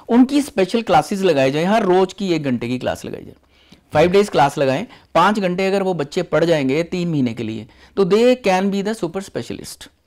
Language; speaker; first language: Hindi; non-native, local second language; Punjabi